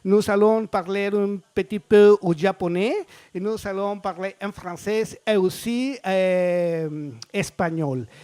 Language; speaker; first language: French; non-native, fluent; Spanish